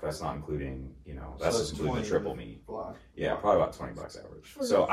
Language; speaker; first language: English; native; English